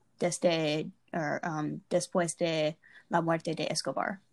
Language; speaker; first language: Spanish; non-native, learner; English